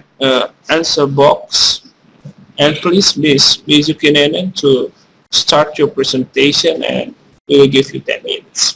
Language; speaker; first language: English; non-native, fluent; Indonesian